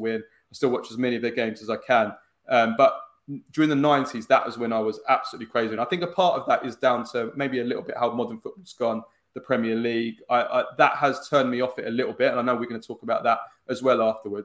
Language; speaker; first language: English; native; English